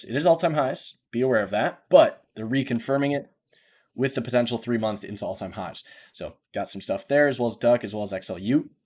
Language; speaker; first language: English; native; English